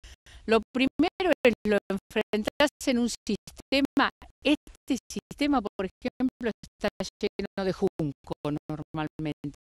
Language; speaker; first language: Spanish; native; Spanish